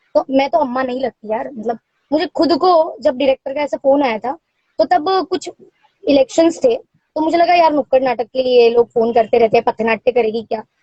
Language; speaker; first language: Hindi; non-native, local second language; Marathi